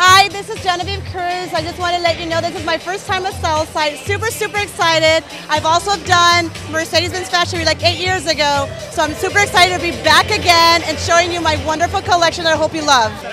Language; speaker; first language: English; early bilingual, other home language; Spanish